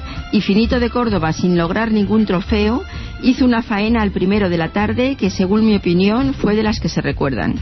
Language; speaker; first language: Spanish; native; Spanish